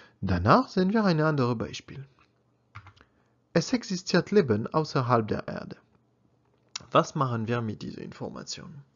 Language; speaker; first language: German; non-native, learner; French